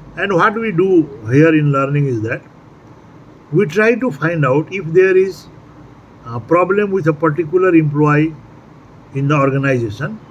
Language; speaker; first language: English; non-native, local second language; Nepali